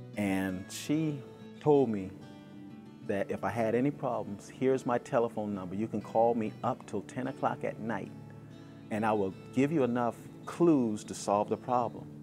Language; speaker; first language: English; native; English